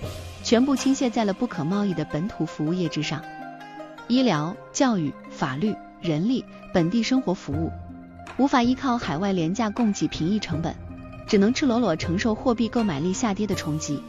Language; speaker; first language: Chinese; native; Chinese